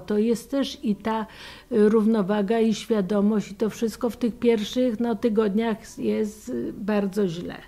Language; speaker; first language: Polish; native; Polish